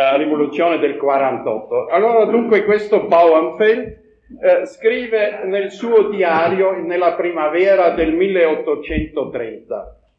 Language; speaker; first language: Italian; non-native, fluent; German